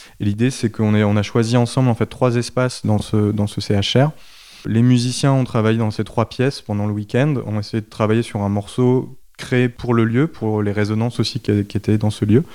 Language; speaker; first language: French; native; French